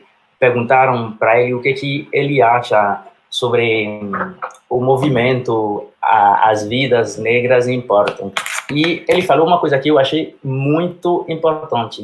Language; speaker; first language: Portuguese; non-native, fluent; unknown